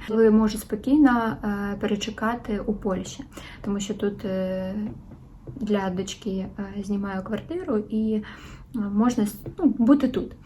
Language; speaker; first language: Ukrainian; non-native, local second language; Russian